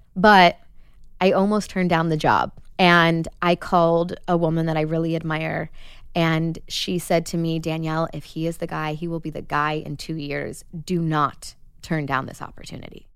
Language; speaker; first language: English; native; English